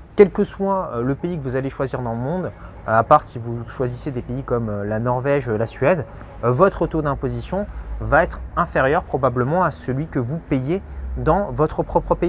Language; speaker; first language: French; native; French